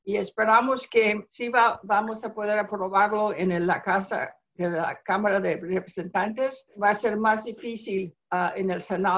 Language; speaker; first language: Spanish; non-native, fluent; English